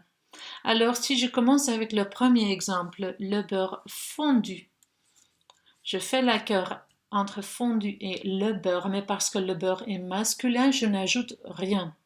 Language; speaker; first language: French; non-native, local second language; Dutch